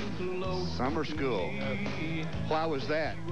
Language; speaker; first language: English; native; English